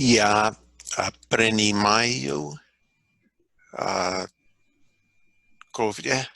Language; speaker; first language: Russian; non-native, learner; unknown